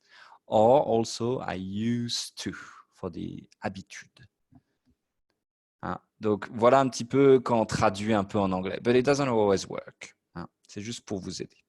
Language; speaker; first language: French; native; French